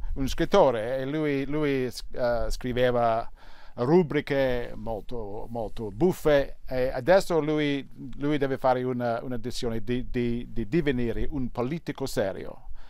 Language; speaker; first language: Italian; non-native, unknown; English